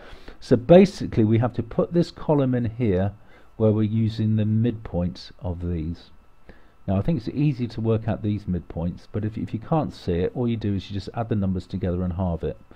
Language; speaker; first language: English; native; English